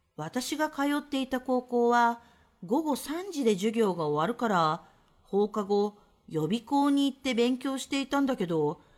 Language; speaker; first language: Japanese; native; Japanese